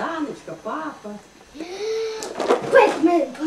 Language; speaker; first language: Russian; early bilingual, heritage; Russian